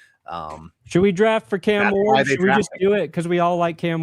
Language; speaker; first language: English; native; English